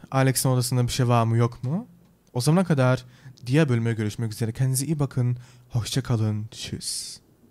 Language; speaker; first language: Turkish; early bilingual, heritage; Turkish